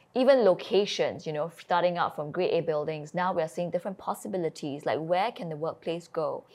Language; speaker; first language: English; native; English